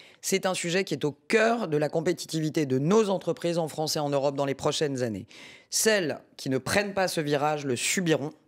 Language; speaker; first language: French; native; French